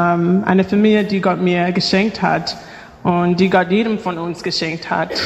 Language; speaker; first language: German; non-native, fluent; English